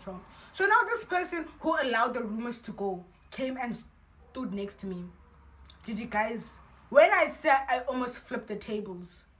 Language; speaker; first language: English; non-native, local second language; Xhosa